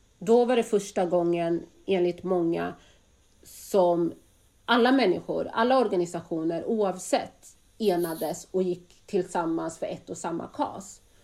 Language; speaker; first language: Swedish; native; Swedish